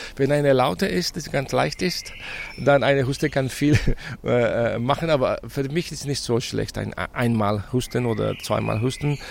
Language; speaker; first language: German; non-native, fluent; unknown